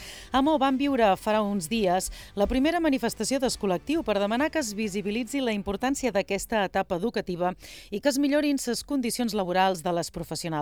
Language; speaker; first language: Catalan; native; Catalan